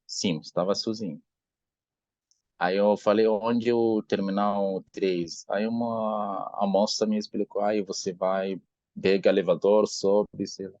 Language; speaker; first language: Portuguese; non-native, learner; Arabic